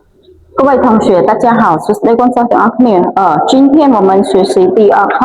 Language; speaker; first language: Chinese; non-native, fluent; Khmer